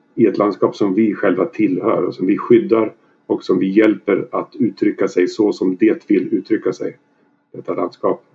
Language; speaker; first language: Swedish; native; Swedish